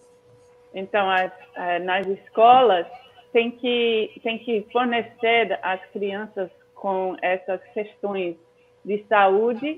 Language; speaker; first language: Portuguese; non-native, fluent; English